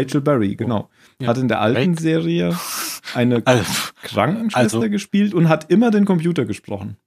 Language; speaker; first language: German; native; German